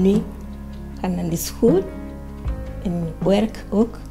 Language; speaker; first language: Dutch; non-native, learner; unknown